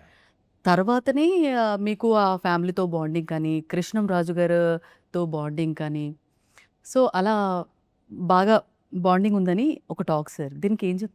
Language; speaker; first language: Telugu; native; Telugu